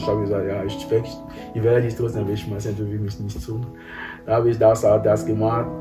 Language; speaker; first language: German; non-native, fluent; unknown